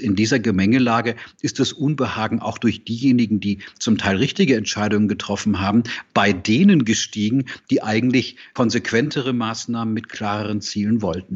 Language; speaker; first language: German; native; German